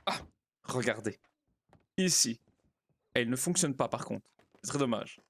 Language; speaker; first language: French; native; French